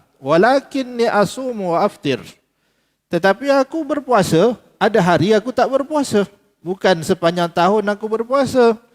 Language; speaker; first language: Malay; native; Malay